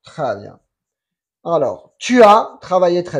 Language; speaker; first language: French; non-native, fluent; Spanish